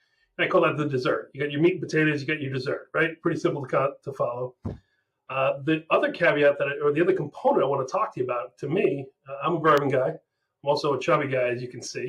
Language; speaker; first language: English; native; English